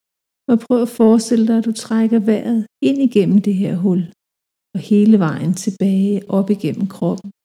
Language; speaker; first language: Danish; native; Danish